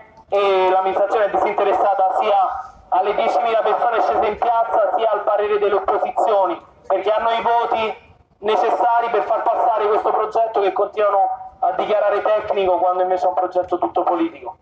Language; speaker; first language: Italian; native; Italian